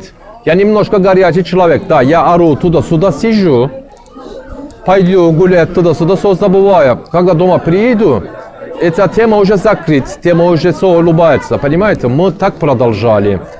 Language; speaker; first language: Russian; non-native, learner; Turkish